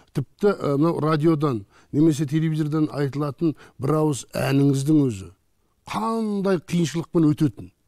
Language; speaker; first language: Kazakh; native; Kazakh